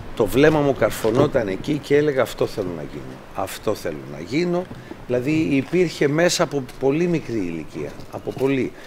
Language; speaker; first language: Greek; early bilingual, other home language; English